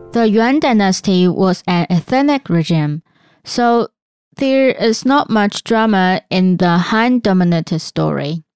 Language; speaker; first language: English; non-native, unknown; Chinese